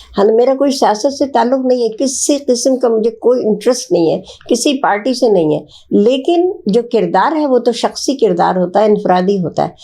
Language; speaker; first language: Urdu; native; Urdu